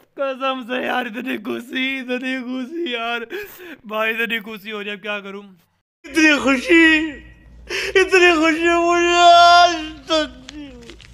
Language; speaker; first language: Hindi; native; Hindi